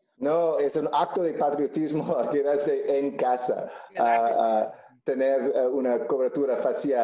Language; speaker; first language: Spanish; non-native, local second language; English